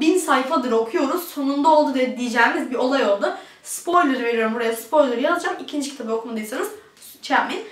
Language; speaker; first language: Turkish; early bilingual, heritage; Turkish